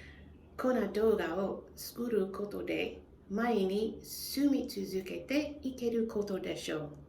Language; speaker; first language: Japanese; non-native, learner; English